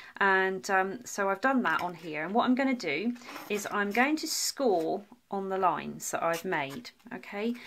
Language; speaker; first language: English; native; English